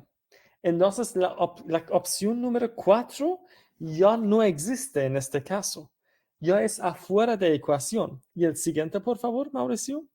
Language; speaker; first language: Spanish; non-native, fluent; Persian